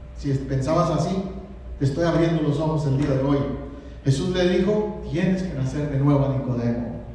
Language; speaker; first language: Spanish; native; Spanish